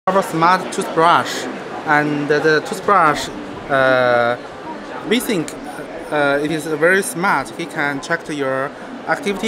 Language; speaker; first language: English; non-native, learner; Chinese